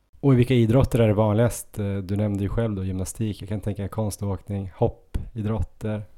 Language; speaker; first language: Swedish; native; Swedish